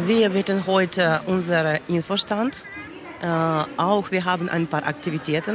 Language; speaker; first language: German; non-native, learner; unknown